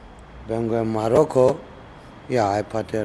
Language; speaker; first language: Spanish; non-native, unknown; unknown